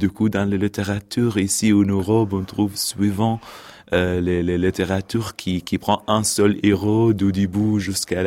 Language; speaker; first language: French; non-native, fluent; Arabic